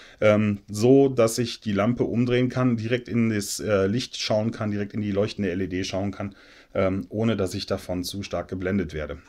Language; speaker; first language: German; native; German